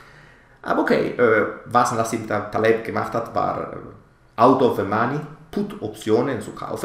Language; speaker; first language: German; non-native, fluent; Italian